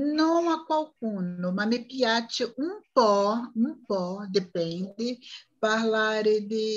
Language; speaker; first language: Italian; non-native, learner; Portuguese